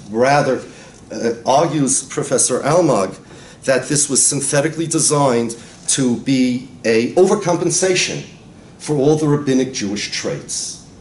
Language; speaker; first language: English; native; English